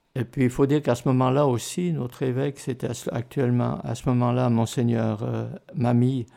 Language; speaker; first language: French; native; French